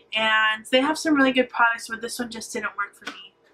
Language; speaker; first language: English; native; English